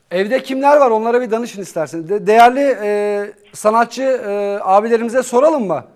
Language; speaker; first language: Turkish; native; Turkish